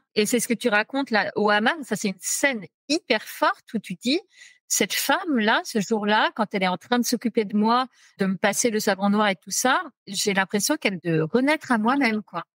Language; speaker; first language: French; native; French